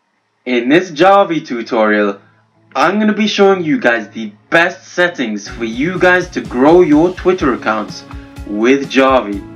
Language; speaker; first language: English; native; English